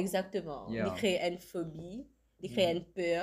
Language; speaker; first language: French; non-native, local second language; Morisyen